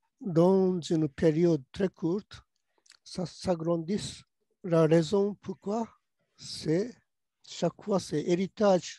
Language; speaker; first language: French; non-native, learner; Japanese